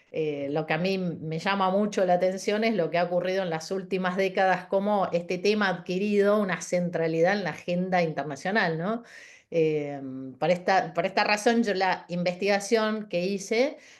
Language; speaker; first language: Spanish; native; Spanish